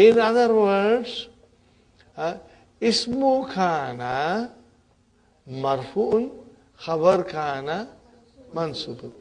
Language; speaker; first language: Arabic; non-native, fluent; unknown